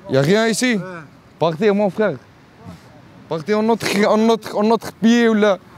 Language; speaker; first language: French; non-native, learner; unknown